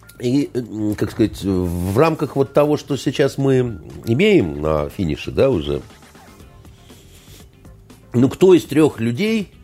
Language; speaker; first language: Russian; native; Russian